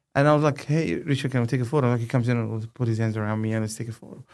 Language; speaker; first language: English; non-native, fluent; Arabic